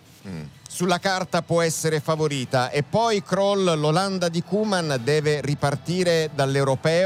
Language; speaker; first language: Italian; native; Italian